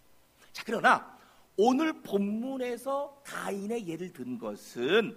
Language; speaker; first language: Korean; native; Korean